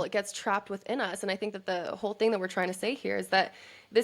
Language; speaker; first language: English; native; English